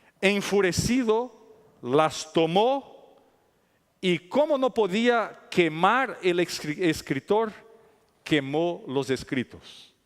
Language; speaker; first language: Spanish; non-native, fluent; Italian